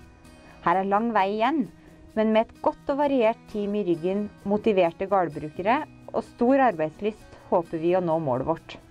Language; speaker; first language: Norwegian; native; Norwegian